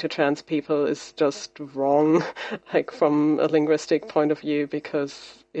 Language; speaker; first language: English; non-native, fluent; German